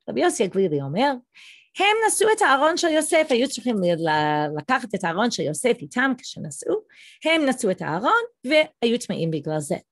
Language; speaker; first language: Hebrew; non-native, fluent; English